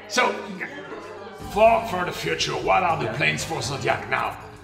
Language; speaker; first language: English; non-native, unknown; French